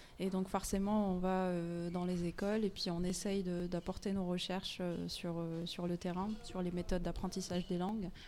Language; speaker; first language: French; non-native, local second language; Arabic